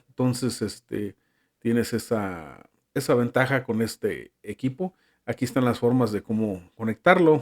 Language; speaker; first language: Spanish; native; Spanish